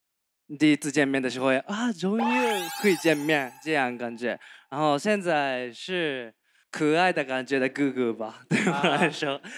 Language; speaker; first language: Chinese; non-native, learner; Japanese